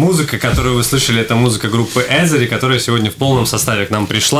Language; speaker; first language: Russian; native; Russian